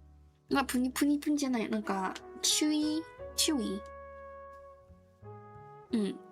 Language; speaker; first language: Japanese; non-native, learner; Korean